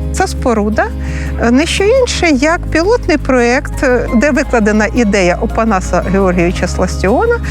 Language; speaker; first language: Ukrainian; native; Ukrainian